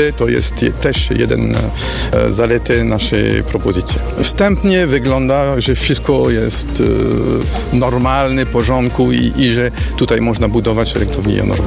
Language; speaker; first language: Polish; non-native, learner; French